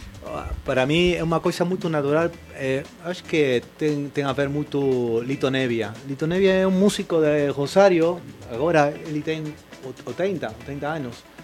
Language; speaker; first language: Portuguese; non-native, fluent; Spanish